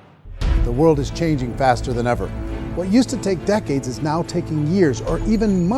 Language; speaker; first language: English; native; English